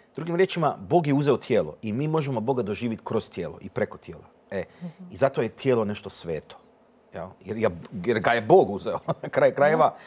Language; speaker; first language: Serbian; early bilingual, heritage; Serbian